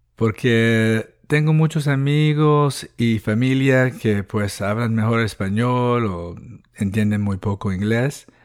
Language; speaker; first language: Spanish; early bilingual, heritage; Spanish